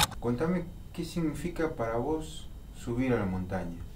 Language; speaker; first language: Spanish; native; Spanish